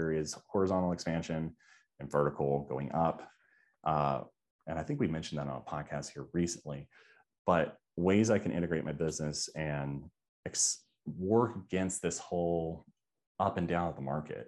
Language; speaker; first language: English; native; English